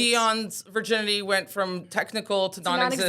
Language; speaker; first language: English; native; English